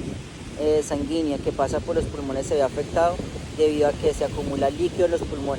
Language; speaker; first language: Spanish; native; Spanish